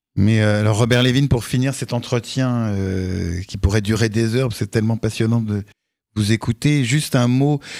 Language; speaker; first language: French; native; French